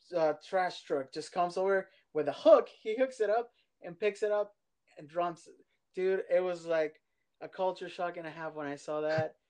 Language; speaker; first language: English; early bilingual, other home language; Spanish